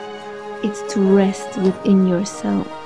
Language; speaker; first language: English; non-native, fluent; German